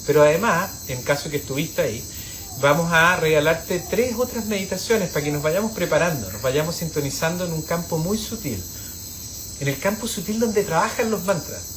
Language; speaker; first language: Spanish; native; Spanish